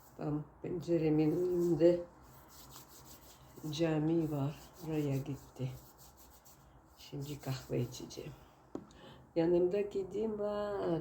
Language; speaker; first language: Turkish; non-native, learner; Russian